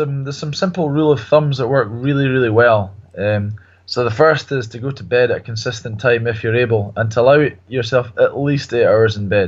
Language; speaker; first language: English; native; English